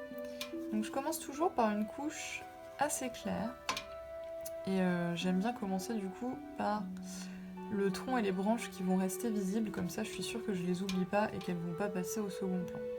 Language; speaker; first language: French; native; French